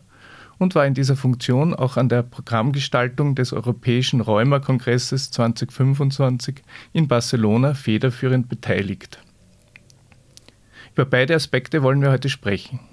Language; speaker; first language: German; native; German